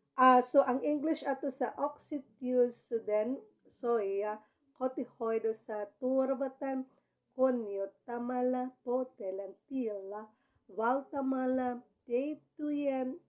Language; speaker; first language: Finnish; non-native, learner; Cebuano